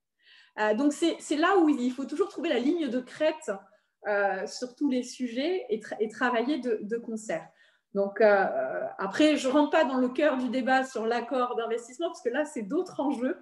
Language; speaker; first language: French; native; French